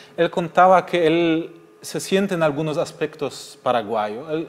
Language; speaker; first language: Spanish; non-native, fluent; German